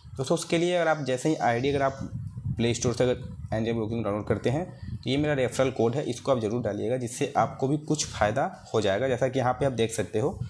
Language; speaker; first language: Hindi; native; Hindi